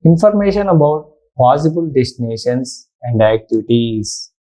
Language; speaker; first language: English; non-native, local second language; Telugu